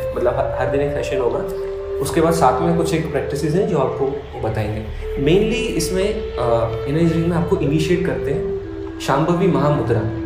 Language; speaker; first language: Hindi; native; Hindi